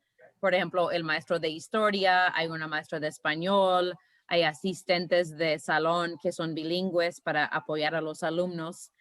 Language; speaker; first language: Spanish; early bilingual, heritage; Spanish